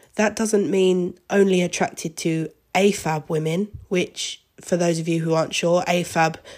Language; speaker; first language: English; native; English